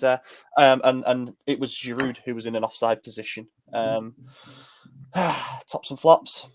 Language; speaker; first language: English; native; English